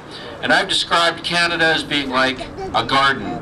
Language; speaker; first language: English; native; English